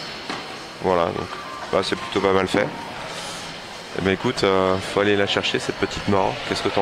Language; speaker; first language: French; native; French